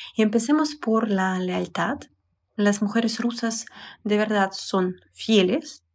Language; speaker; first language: Spanish; non-native, fluent; Russian